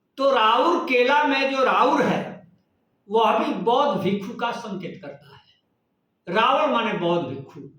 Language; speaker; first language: Hindi; native; Hindi